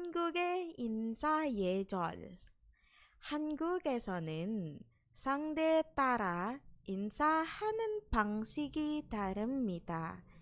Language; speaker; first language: Korean; non-native, fluent; Indonesian